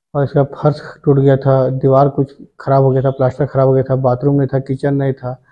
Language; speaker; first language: Hindi; native; Hindi